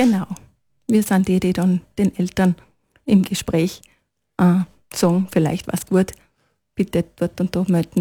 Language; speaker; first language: German; native; German